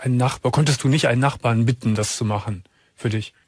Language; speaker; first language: German; native; German